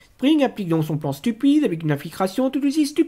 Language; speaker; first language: French; native; French